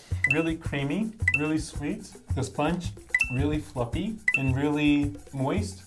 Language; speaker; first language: English; native; English